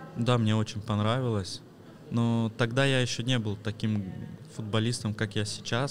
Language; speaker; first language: Russian; early bilingual, heritage; Russian